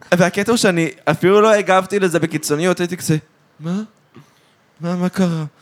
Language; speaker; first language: Hebrew; native; Hebrew